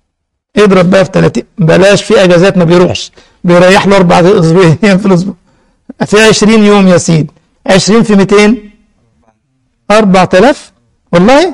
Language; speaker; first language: Arabic; native; Arabic